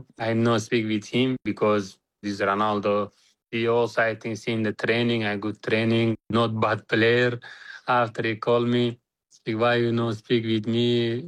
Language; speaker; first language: English; non-native, learner; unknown